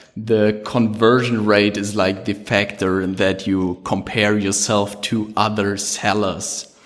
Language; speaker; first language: English; non-native, fluent; German